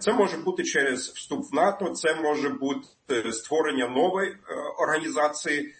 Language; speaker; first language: Ukrainian; non-native, fluent; German